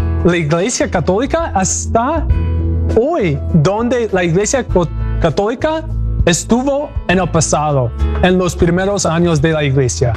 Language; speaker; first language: Spanish; non-native, learner; English